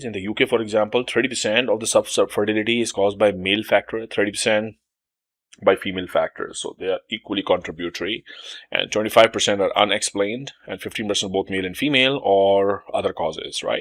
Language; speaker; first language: English; non-native, local second language; Urdu